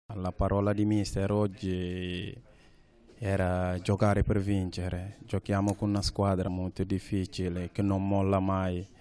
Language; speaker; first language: Italian; non-native, learner; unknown